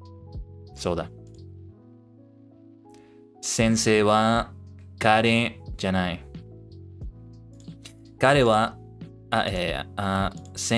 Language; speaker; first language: Japanese; non-native, learner; English